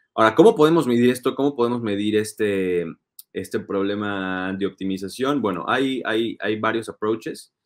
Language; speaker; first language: Spanish; native; Spanish